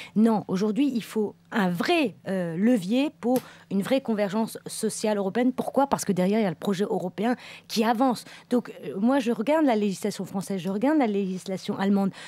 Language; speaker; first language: French; native; French